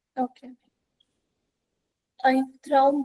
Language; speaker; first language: German; non-native, fluent; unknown